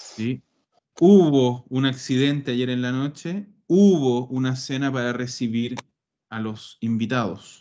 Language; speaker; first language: Spanish; non-native, fluent; Italian